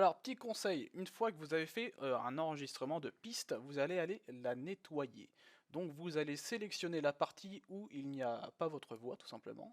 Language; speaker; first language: French; native; French